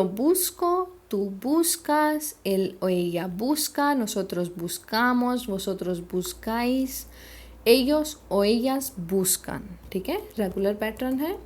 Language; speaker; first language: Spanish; non-native, fluent; Hindi